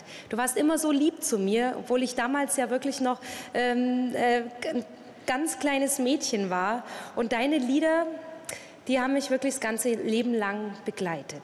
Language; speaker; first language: German; native; German